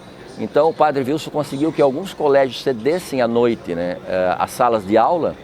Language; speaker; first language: Portuguese; native; Portuguese